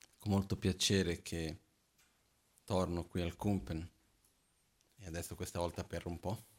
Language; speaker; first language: Italian; non-native, fluent; Portuguese